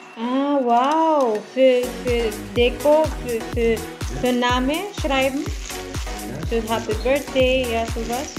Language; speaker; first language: German; non-native, learner; Filipino